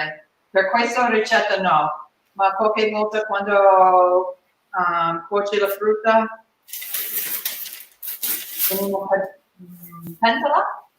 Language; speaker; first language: Italian; non-native, learner; English